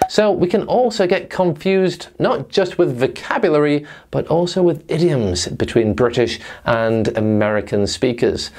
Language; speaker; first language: English; native; English